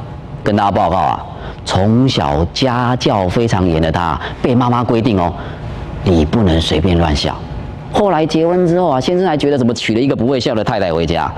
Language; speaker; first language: Chinese; native; Chinese